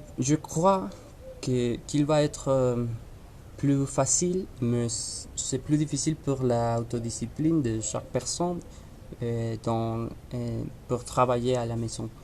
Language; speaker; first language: French; non-native, learner; Spanish